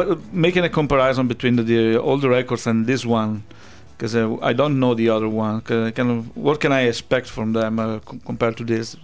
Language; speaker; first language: English; non-native, fluent; Italian